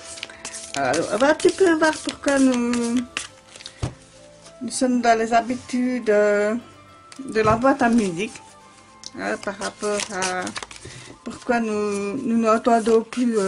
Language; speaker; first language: French; native; French